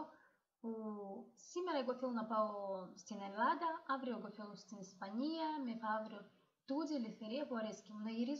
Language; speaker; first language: Greek; non-native, learner; Russian